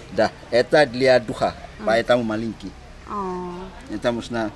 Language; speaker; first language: Russian; non-native, learner; Indonesian